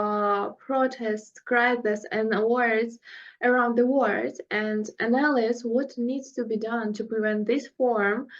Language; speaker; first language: English; non-native, fluent; Russian